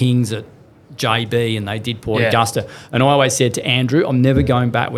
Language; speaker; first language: English; native; English